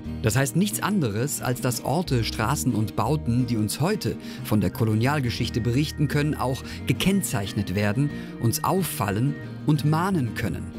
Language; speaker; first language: German; native; German